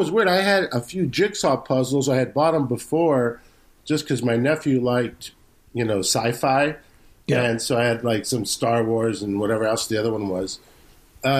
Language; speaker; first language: English; native; English